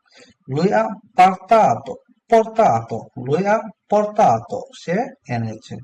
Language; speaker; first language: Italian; non-native, learner; Bangla